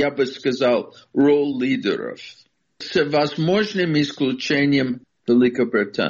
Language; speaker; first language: Russian; non-native, fluent; English